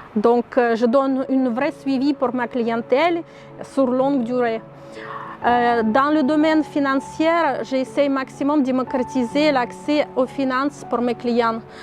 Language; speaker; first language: French; non-native, fluent; Russian